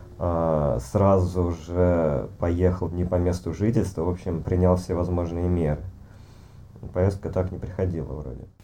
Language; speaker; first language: Russian; native; Russian